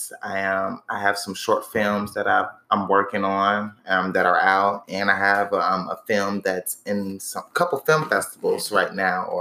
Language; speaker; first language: English; native; English